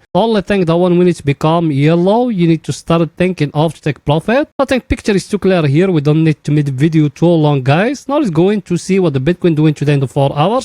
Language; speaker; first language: English; non-native, fluent; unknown